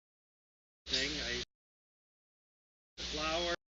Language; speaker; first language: English; native; English